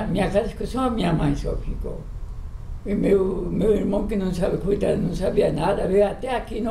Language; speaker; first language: Portuguese; non-native, fluent; Japanese